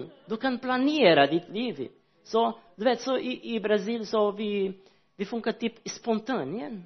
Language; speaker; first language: Swedish; non-native, learner; Portuguese